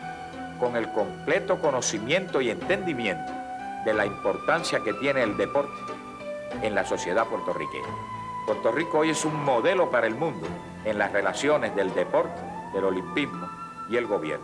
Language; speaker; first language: Spanish; native; Spanish